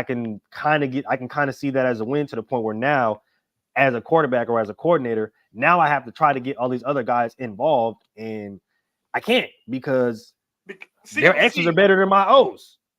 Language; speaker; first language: English; native; English